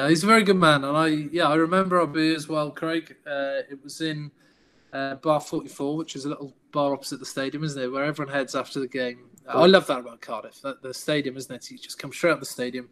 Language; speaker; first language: English; native; English